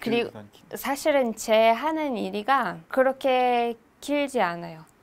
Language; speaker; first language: Korean; non-native, learner; Hebrew